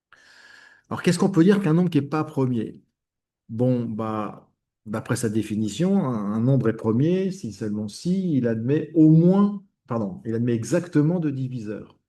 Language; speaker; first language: French; native; French